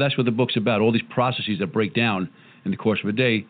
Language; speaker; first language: English; native; English